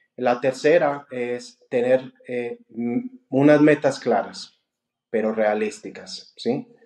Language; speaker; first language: Spanish; native; Spanish